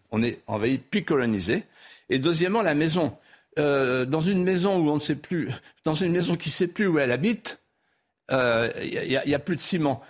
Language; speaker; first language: French; non-native, local second language; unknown